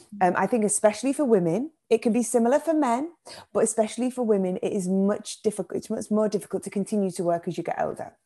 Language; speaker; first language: English; native; English